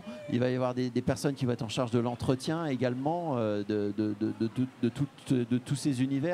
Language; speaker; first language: French; native; French